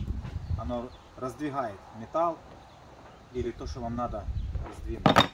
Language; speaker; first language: Russian; native; Russian